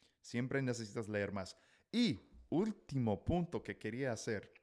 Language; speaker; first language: Spanish; non-native, fluent; English